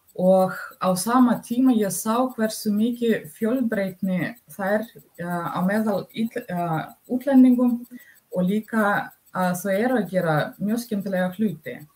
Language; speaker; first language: Icelandic; non-native, fluent; Russian